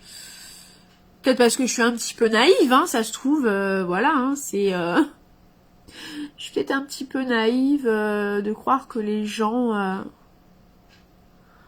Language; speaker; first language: French; native; French